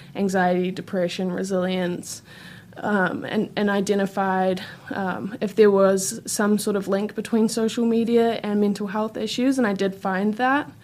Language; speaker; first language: English; native; English